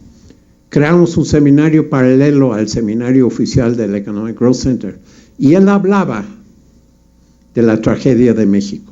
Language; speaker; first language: Spanish; non-native, fluent; English